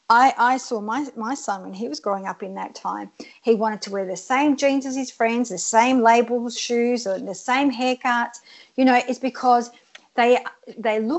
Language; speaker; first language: English; early bilingual, other home language; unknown